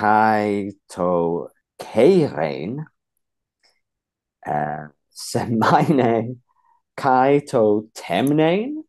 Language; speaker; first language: Greek; non-native, fluent; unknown